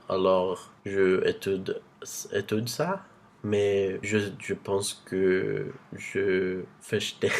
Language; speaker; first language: French; non-native, learner; Portuguese